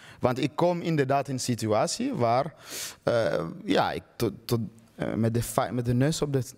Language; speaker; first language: Dutch; early bilingual, other home language; Swahili